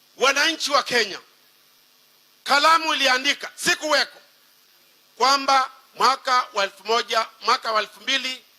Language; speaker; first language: Swahili; native; Swahili